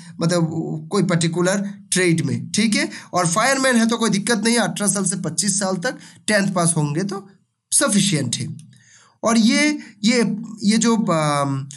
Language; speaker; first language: Hindi; non-native, local second language; Bangla